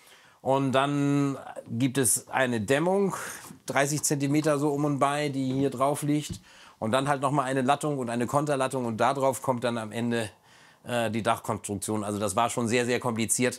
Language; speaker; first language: German; native; German